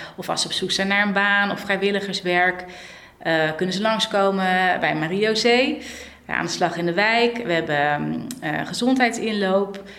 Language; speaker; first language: Dutch; native; Dutch